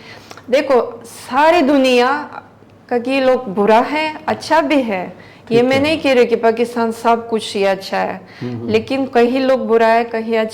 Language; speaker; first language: Hindi; non-native, learner; Greek